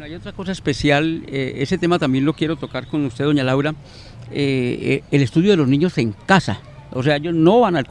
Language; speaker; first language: Spanish; native; Spanish